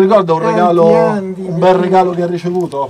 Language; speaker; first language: Italian; native; Italian